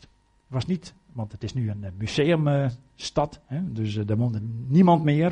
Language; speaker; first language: Dutch; native; Dutch